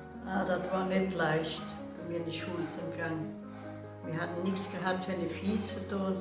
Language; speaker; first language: German; early bilingual, heritage; German